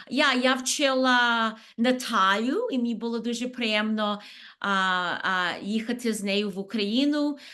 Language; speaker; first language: Ukrainian; early bilingual, heritage; Ukrainian